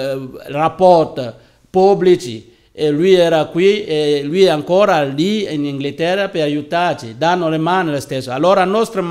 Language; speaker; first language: Italian; non-native, learner; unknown